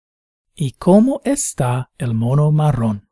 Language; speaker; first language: Spanish; non-native, fluent; English